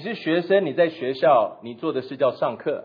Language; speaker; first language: Chinese; native; Chinese